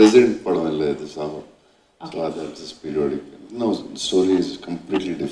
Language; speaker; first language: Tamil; non-native, learner; Telugu